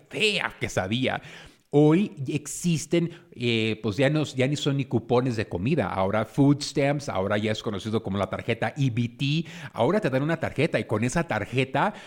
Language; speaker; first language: Spanish; early bilingual, heritage; Spanish